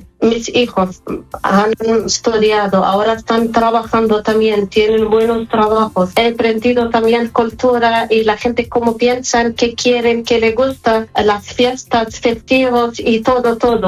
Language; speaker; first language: Spanish; non-native, fluent; Arabic